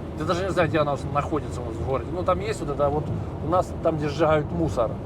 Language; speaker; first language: Russian; native; Russian